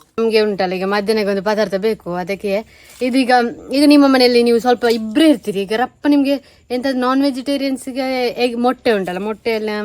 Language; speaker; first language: Kannada; native; Kannada